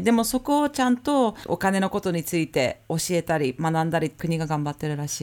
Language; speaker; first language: Japanese; early bilingual, heritage; Japanese